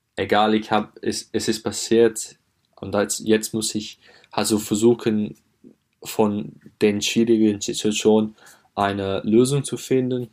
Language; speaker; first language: German; non-native, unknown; English